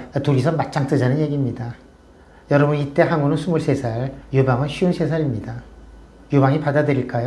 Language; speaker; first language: Korean; native; Korean